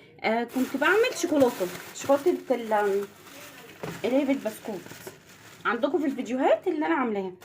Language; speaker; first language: Arabic; native; Arabic